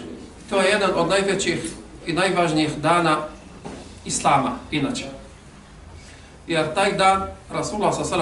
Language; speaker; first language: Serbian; non-native, fluent; Arabic